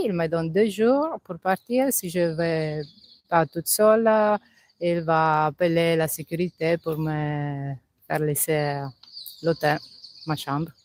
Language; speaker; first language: French; non-native, learner; Italian